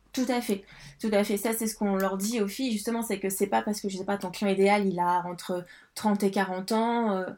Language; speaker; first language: French; native; French